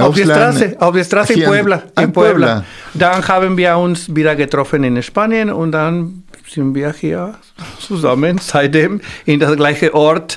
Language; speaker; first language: German; non-native, fluent; Spanish